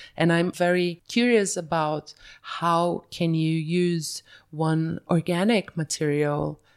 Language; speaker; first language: English; early bilingual, other home language; Portuguese